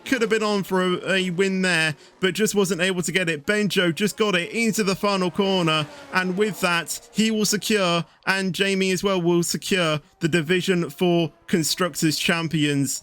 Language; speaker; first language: English; native; English